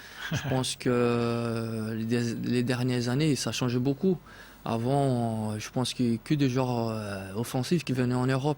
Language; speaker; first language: French; non-native, fluent; Portuguese